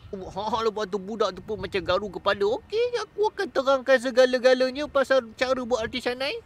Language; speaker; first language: Malay; native; Malay